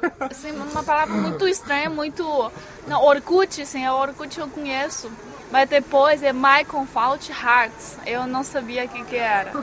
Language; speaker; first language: Portuguese; non-native, fluent; Chinese